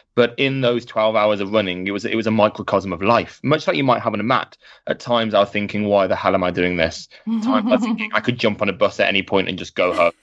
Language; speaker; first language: English; native; English